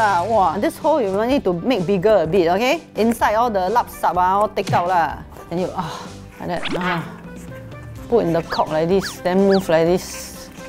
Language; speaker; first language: English; non-native, local second language; Chinese